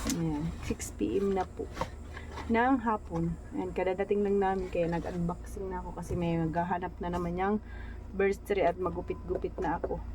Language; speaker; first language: Filipino; non-native, local second language; Waray